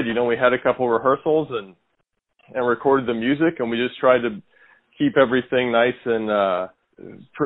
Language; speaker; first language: English; native; English